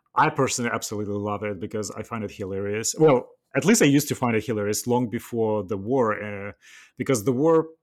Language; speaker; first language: English; non-native, fluent; Russian